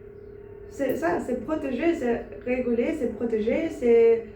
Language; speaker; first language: French; non-native, learner; Spanish